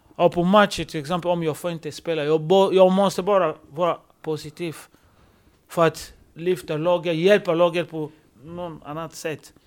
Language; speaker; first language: Swedish; non-native, fluent; Lingala